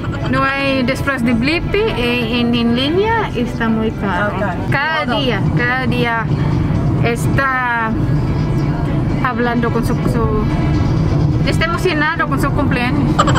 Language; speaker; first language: Spanish; non-native, learner; Filipino